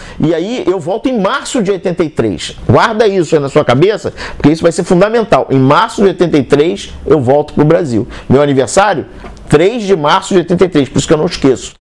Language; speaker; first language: Portuguese; native; Portuguese